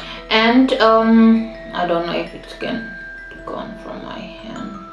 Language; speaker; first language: English; non-native, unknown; Indonesian